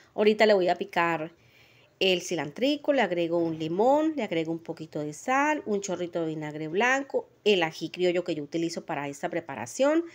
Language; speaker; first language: Spanish; native; Spanish